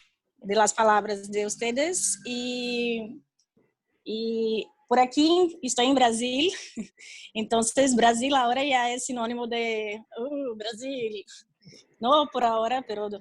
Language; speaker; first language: Spanish; non-native, fluent; Portuguese